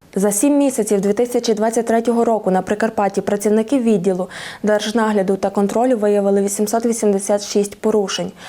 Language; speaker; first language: Ukrainian; native; Ukrainian